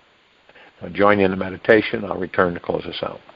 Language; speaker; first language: English; native; English